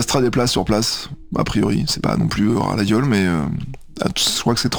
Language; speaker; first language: French; native; French